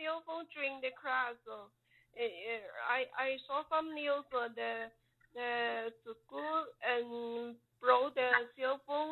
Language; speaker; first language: English; non-native, learner; Chinese